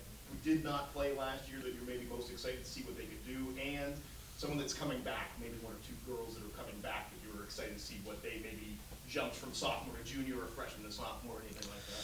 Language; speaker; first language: English; native; English